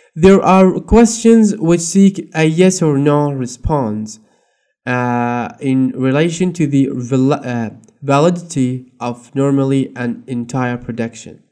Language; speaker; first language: English; non-native, fluent; Arabic